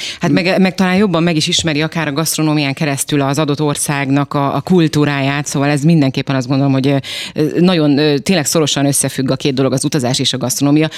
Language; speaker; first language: Hungarian; native; Hungarian